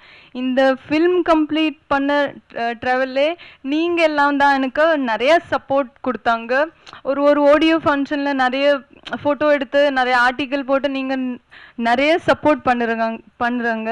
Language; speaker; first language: Tamil; non-native, local second language; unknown